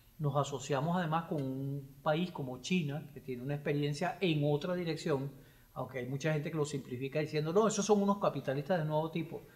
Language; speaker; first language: Spanish; native; Spanish